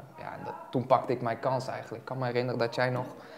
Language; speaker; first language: Dutch; native; Dutch